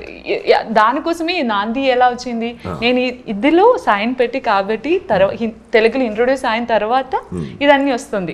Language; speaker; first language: Telugu; non-native, learner; Malayalam